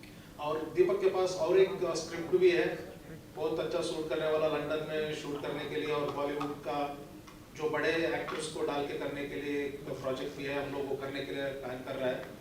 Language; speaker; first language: Hindi; non-native, local second language; Kannada